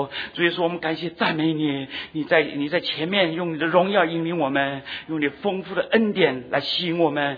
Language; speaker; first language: Chinese; native; Chinese